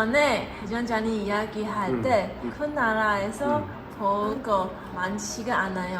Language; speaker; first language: Korean; non-native, learner; Chinese